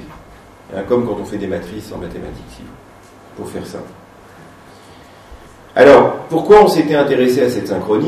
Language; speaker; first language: French; native; French